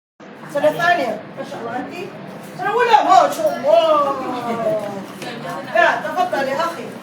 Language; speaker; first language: Arabic; non-native, learner; Malay